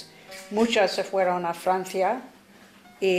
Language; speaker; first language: Spanish; non-native, fluent; English